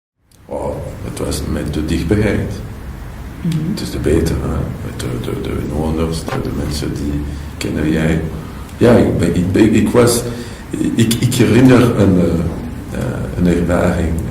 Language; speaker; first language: Dutch; non-native, local second language; French